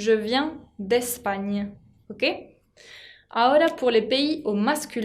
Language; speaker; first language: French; non-native, fluent; Spanish